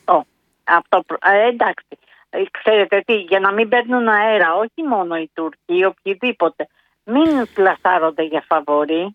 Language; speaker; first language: Greek; native; Greek